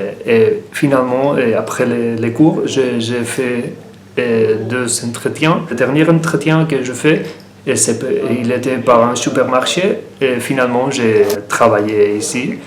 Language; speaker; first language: French; non-native, learner; Spanish